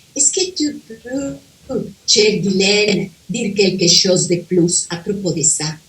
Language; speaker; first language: French; non-native, fluent; Spanish